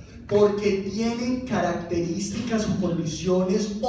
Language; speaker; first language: Spanish; native; Spanish